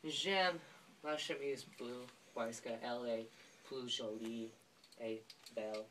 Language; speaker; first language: French; non-native, learner; English